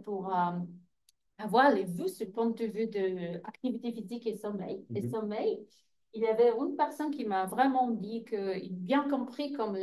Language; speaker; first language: French; non-native, fluent; Polish